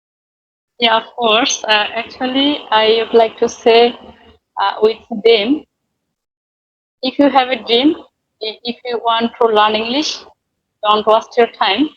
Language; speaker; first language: English; non-native, learner; Bangla